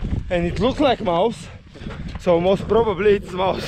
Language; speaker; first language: English; non-native, fluent; Bulgarian